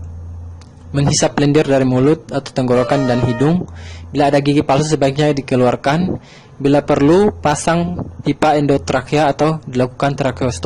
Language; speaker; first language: Indonesian; native; Indonesian